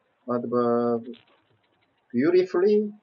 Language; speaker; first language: English; non-native, learner; Korean